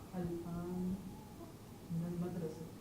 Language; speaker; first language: Arabic; non-native, learner; Urdu